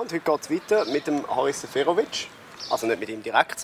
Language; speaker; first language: German; native; German